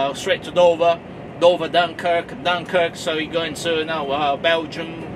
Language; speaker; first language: English; non-native, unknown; Portuguese